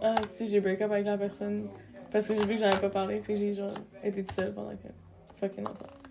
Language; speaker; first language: French; native; French